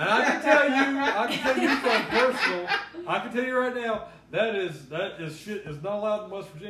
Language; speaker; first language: English; native; English